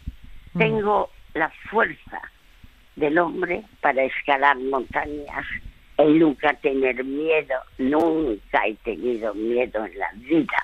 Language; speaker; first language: Spanish; early bilingual, other home language; French